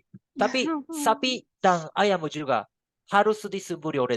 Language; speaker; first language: Indonesian; non-native, learner; Japanese